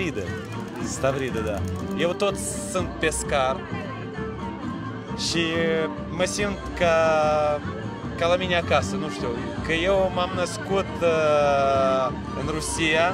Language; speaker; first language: Romanian; non-native, local second language; Russian